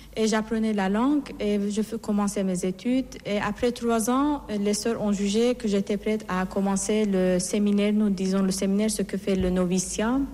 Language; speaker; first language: French; non-native, fluent; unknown